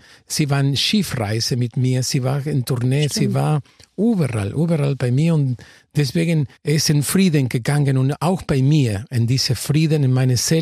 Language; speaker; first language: German; non-native, fluent; Spanish